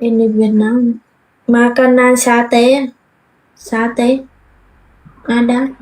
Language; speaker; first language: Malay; non-native, learner; Vietnamese